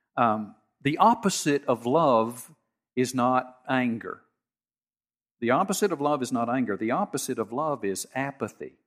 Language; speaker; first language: English; native; English